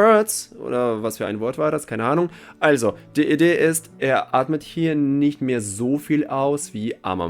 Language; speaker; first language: German; non-native, fluent; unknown